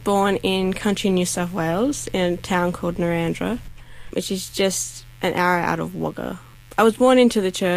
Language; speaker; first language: English; native; English